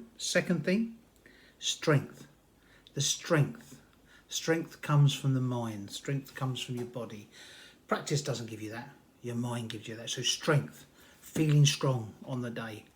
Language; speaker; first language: English; native; English